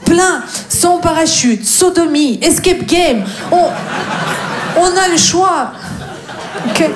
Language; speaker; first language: French; non-native, fluent; Russian